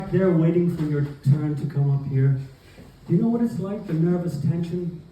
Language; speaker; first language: English; native; English